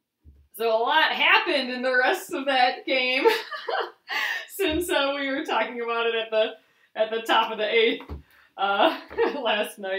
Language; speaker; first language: English; native; English